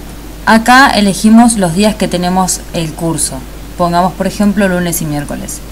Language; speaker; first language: Spanish; native; Spanish